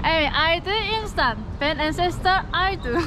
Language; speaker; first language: Turkish; non-native, learner; Korean